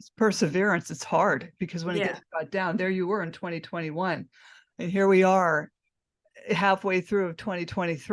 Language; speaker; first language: English; native; English